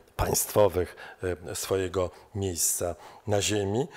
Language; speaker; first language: Polish; native; Polish